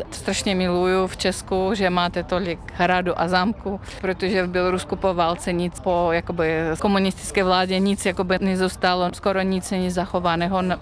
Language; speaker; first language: Czech; non-native, fluent; Russian